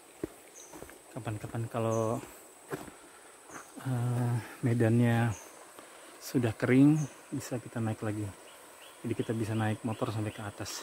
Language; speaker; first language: Indonesian; native; Indonesian